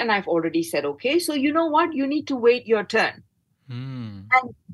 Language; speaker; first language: English; non-native, local second language; Tamil